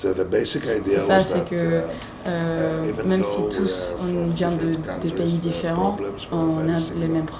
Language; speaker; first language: French; non-native, fluent; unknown